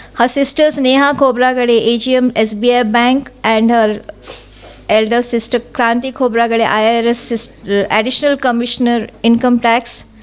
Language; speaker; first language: English; non-native, local second language; Marathi